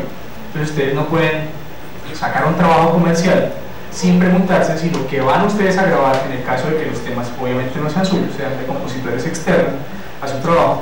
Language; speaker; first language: Spanish; native; Spanish